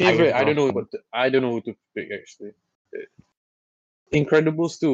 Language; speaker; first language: English; non-native, local second language; Malay